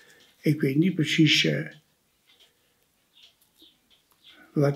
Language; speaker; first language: Dutch; early bilingual, other home language; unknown